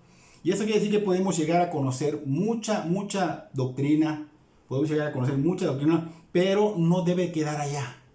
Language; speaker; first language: Spanish; native; Spanish